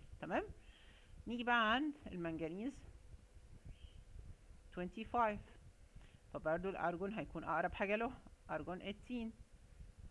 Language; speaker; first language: Arabic; native; Arabic